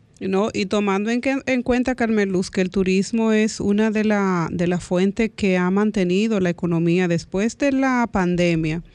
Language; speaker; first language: Spanish; native; Spanish